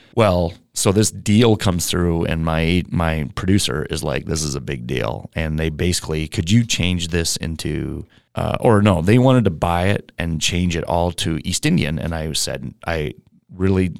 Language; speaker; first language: English; native; English